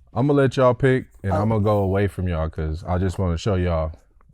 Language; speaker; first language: English; native; English